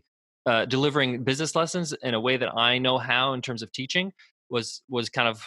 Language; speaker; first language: English; native; English